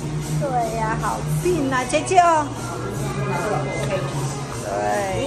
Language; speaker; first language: Chinese; non-native, fluent; Filipino